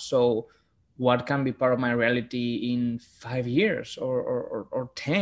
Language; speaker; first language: English; non-native, fluent; Spanish